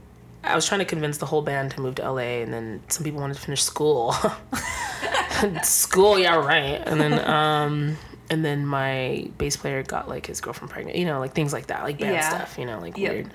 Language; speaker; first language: English; native; English